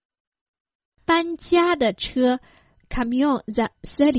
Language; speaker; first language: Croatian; non-native, fluent; Chinese